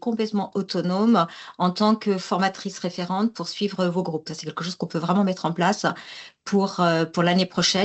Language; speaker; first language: French; native; French